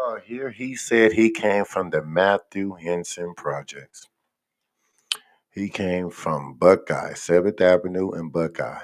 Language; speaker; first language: English; native; English